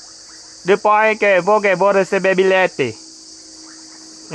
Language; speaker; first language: Portuguese; non-native, learner; Vietnamese